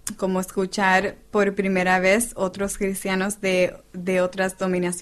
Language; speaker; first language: Spanish; non-native, fluent; English